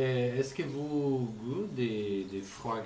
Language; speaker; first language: French; non-native, learner; Portuguese